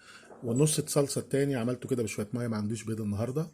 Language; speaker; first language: Arabic; native; Arabic